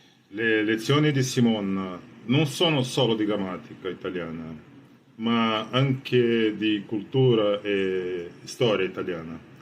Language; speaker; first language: Italian; non-native, learner; Portuguese